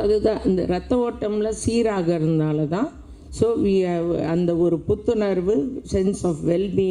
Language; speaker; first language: Tamil; native; Tamil